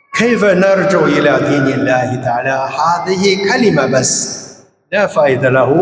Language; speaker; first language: Arabic; non-native, fluent; Chinese